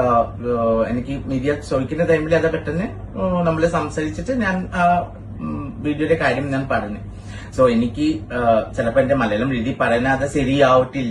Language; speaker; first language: Malayalam; non-native, fluent; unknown